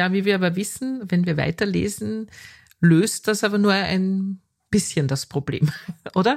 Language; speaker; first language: German; native; German